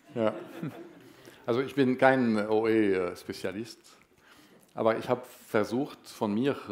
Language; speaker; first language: German; non-native, fluent; Arabic